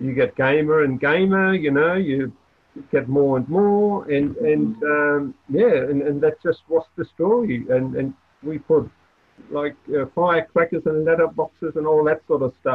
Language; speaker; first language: English; non-native, fluent; German